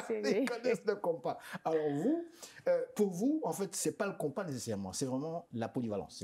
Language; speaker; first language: French; non-native, local second language; Lingala